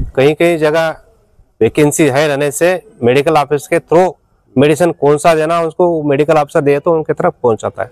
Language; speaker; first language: Hindi; non-native, local second language; Kannada